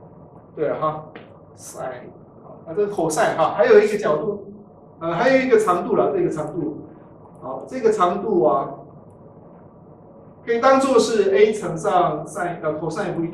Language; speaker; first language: Chinese; native; Chinese